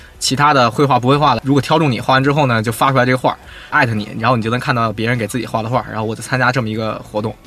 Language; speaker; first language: Chinese; native; Chinese